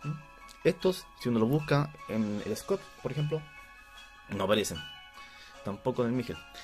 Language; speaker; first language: Spanish; native; Spanish